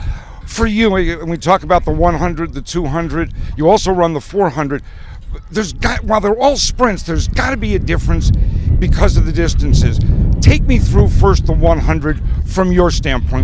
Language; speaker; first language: English; native; English